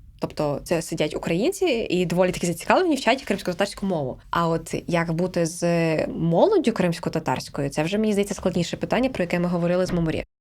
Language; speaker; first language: Ukrainian; native; Ukrainian